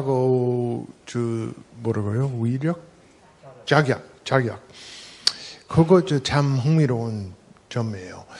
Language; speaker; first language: Korean; non-native, fluent; English